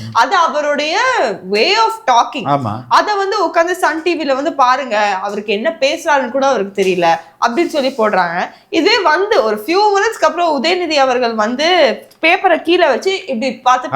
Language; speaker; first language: Tamil; native; Tamil